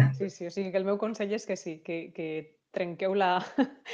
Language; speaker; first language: Catalan; native; Catalan